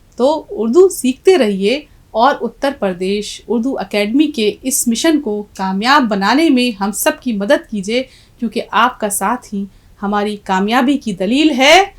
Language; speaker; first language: Urdu; native; Urdu